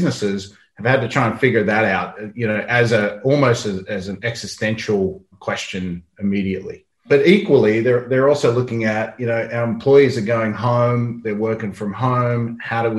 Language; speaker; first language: English; native; English